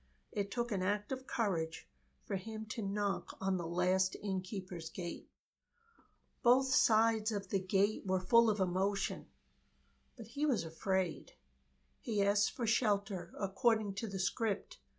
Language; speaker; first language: English; native; English